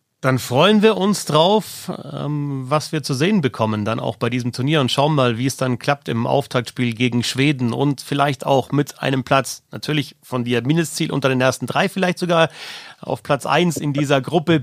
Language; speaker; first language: German; native; German